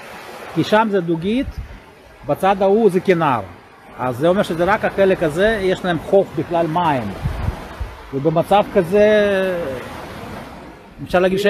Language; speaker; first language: Hebrew; non-native, fluent; Russian